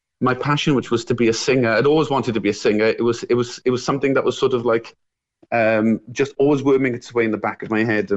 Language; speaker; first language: English; native; English